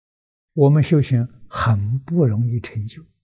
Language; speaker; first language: Chinese; native; Chinese